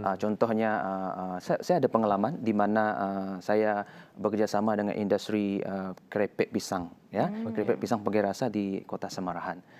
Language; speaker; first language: Malay; non-native, local second language; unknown